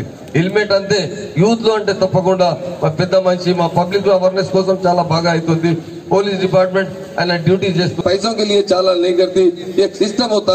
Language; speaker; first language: Telugu; non-native, local second language; Urdu